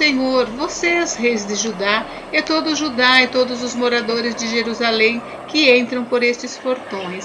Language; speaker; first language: Portuguese; native; Portuguese